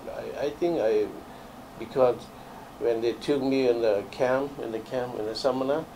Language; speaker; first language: English; non-native, learner; Lao